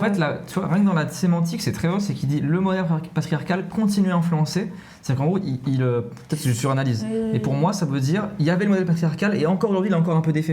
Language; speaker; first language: French; native; French